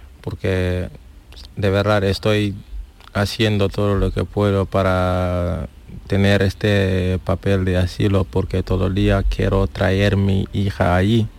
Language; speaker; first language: Spanish; non-native, learner; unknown